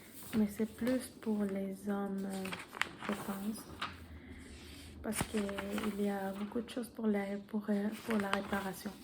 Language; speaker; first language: French; non-native, fluent; Spanish